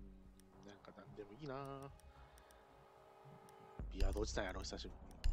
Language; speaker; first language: Japanese; native; Japanese